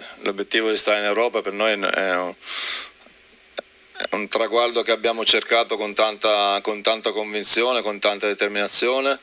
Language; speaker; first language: Italian; native; Italian